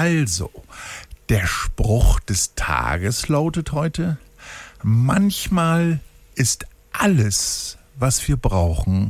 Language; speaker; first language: German; native; German